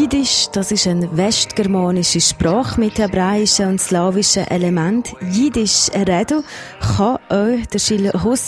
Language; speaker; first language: German; native; German